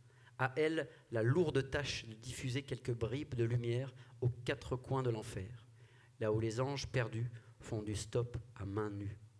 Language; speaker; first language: French; native; French